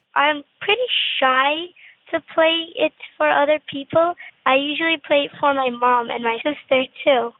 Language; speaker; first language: English; non-native, fluent; Turkish